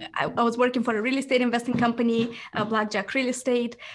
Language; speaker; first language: English; non-native, fluent; Romanian